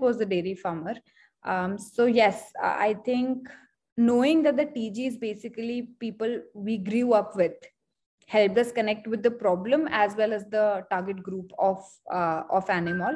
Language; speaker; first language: English; non-native, local second language; Hindi